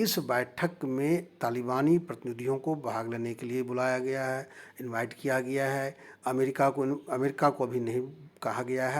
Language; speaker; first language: Hindi; native; Hindi